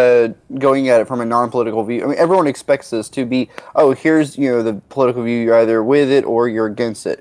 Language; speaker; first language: English; native; English